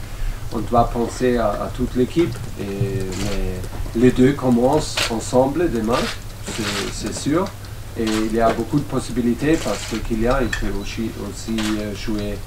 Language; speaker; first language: French; non-native, learner; German